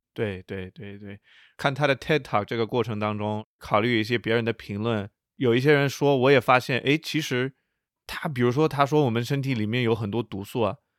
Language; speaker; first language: Chinese; non-native, fluent; English